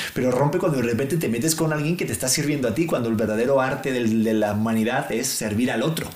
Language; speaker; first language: Spanish; native; Spanish